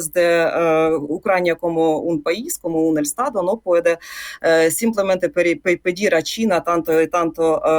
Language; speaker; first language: Spanish; non-native, fluent; Ukrainian